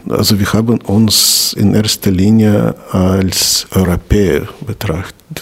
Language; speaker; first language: German; non-native, fluent; Russian